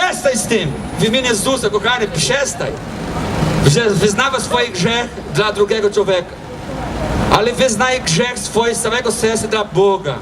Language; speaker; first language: Polish; non-native, fluent; Portuguese